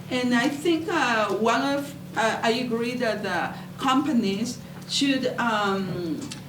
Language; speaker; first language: English; non-native, fluent; Spanish